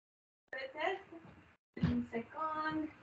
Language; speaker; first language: French; non-native, learner; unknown